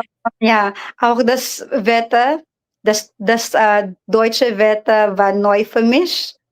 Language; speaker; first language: German; non-native, learner; Filipino